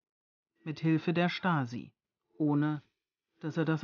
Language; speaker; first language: German; native; German